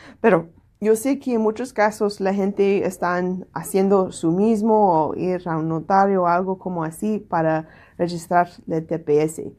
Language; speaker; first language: Spanish; non-native, learner; English